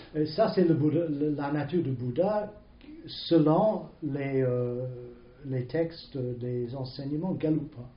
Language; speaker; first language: French; non-native, fluent; English